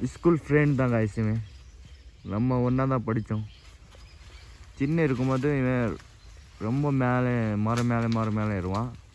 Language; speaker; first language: Tamil; non-native, learner; Nepali